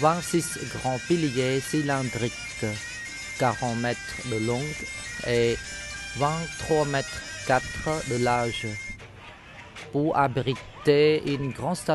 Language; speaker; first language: French; non-native, fluent; Khmer